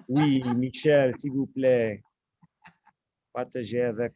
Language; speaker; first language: French; non-native, learner; English